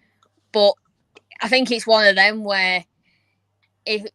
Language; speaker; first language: English; native; English